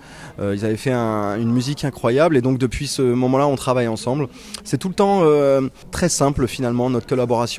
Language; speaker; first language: French; native; French